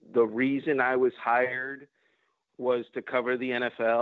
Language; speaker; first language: English; non-native, fluent; Spanish